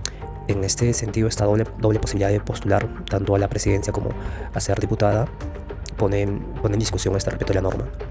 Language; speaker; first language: Spanish; native; Spanish